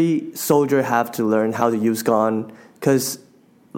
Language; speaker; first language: English; non-native, fluent; Chinese